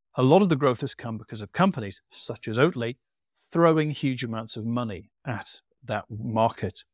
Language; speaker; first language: English; native; English